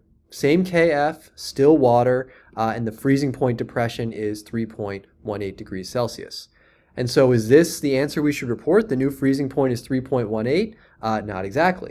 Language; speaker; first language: English; native; English